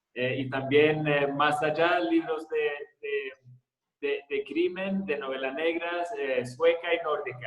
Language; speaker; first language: Spanish; non-native, fluent; Swedish